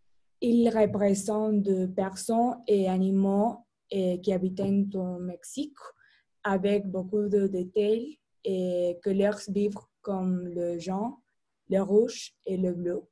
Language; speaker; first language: French; non-native, learner; Spanish